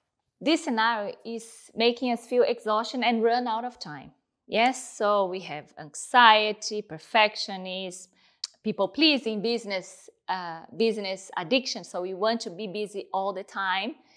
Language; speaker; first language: English; non-native, fluent; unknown